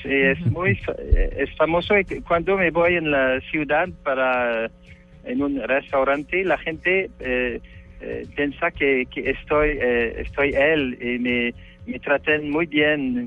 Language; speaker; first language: Spanish; non-native, learner; French